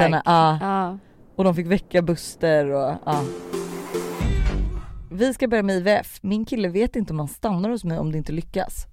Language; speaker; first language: Swedish; native; Swedish